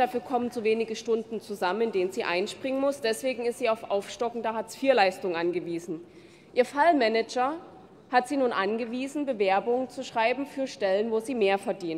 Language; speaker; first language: German; native; German